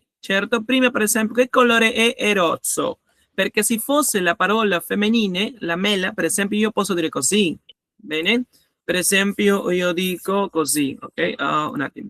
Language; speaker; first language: Italian; non-native, learner; Spanish